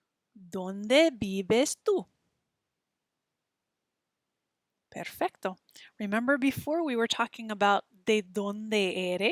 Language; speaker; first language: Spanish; non-native, fluent; English